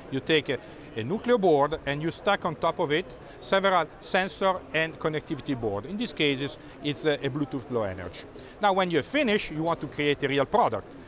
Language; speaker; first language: English; non-native, fluent; Italian